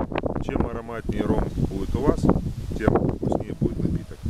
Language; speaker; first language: Russian; native; Russian